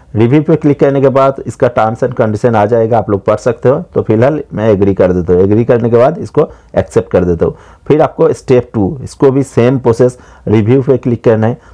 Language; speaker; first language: Hindi; non-native, local second language; Bangla